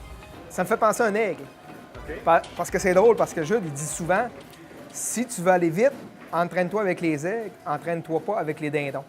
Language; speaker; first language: French; native; French